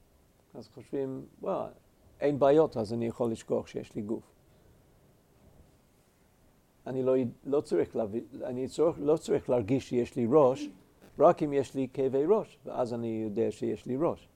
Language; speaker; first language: Hebrew; non-native, fluent; English